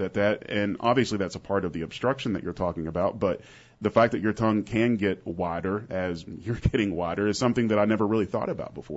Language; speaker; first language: English; native; English